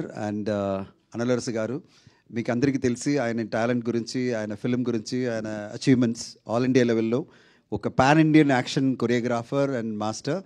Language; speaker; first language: Telugu; non-native, fluent; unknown